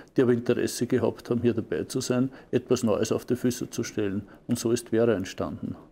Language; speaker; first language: German; native; German